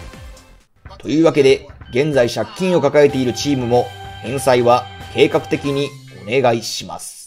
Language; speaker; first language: Japanese; native; Japanese